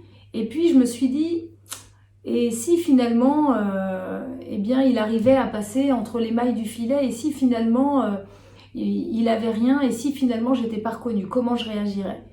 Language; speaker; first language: French; native; French